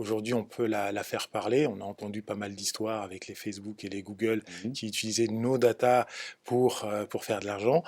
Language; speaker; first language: French; native; French